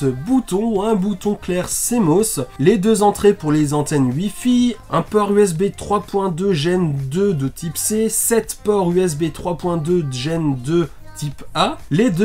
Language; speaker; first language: French; native; French